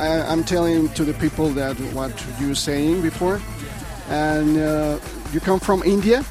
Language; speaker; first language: English; non-native, learner; Spanish